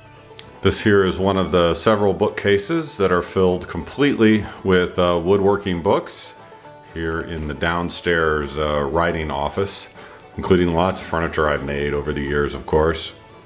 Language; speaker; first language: English; native; English